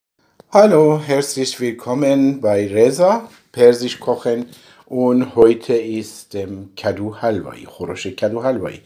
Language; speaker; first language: German; non-native, fluent; Persian